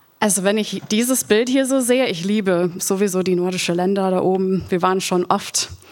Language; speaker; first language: German; non-native, fluent; English